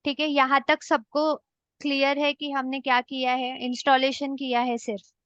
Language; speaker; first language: Hindi; non-native, local second language; Marathi